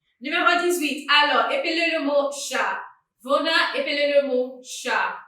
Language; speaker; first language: French; non-native, fluent; English